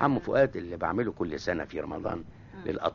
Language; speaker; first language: Arabic; native; Arabic